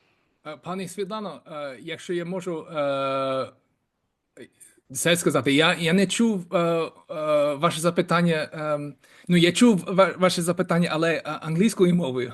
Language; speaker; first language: Ukrainian; non-native, fluent; English